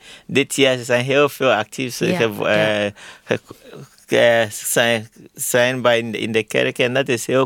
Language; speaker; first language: Dutch; non-native, learner; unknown